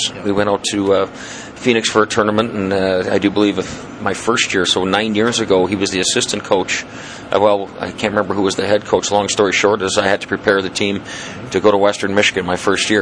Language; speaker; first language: English; native; English